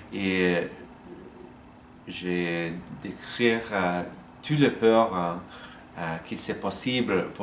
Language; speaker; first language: French; non-native, learner; English